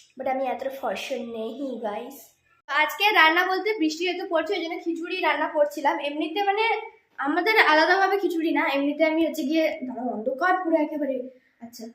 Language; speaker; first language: Bangla; non-native, local second language; Santali